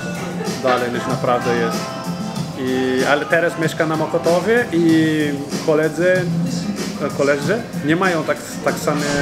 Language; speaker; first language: Polish; non-native, learner; Portuguese